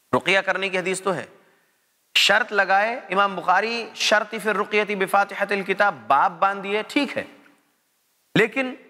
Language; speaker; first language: Urdu; native; Urdu